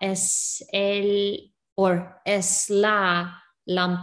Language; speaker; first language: Spanish; non-native, learner; English